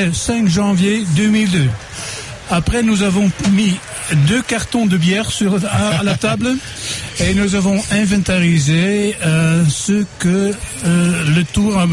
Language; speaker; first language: French; non-native, fluent; Dutch